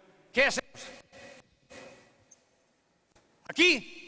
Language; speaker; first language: Spanish; non-native, learner; English